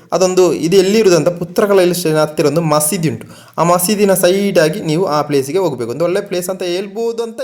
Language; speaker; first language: Kannada; non-native, local second language; Tulu